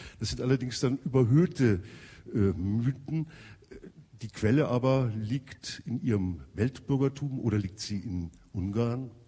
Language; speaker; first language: German; native; German